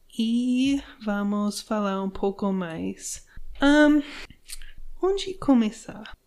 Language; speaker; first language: Portuguese; non-native, learner; English